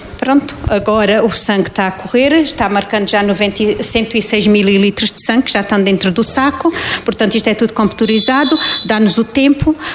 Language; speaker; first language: Portuguese; native; Portuguese